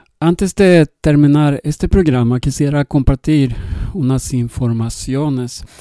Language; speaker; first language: Spanish; non-native, learner; Swedish